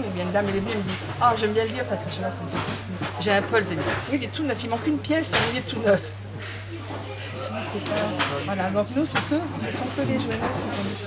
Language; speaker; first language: French; native; French